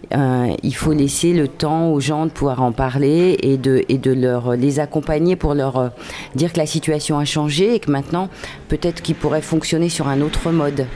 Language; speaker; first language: French; native; French